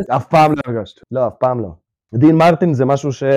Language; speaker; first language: Hebrew; early bilingual, other home language; Russian